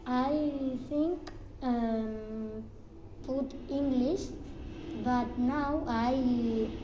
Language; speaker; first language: English; non-native, learner; Catalan